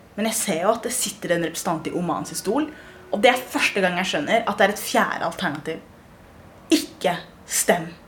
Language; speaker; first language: Norwegian; early bilingual, other home language; Somali